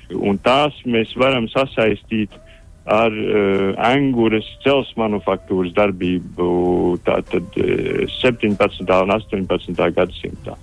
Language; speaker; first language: Latvian; native; Latvian